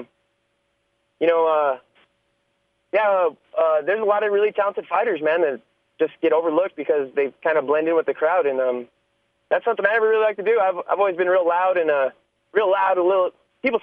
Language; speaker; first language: English; native; English